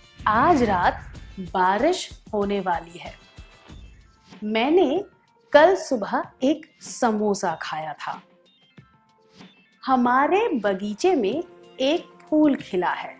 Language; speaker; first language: Hindi; native; Hindi